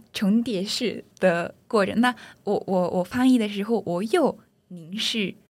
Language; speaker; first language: Chinese; non-native, fluent; Japanese